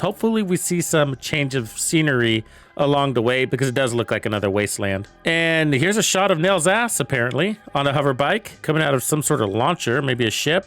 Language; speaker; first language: English; native; English